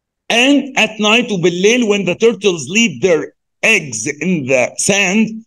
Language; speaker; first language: English; non-native, fluent; Arabic